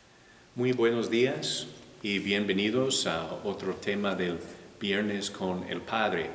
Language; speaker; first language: Spanish; non-native, fluent; English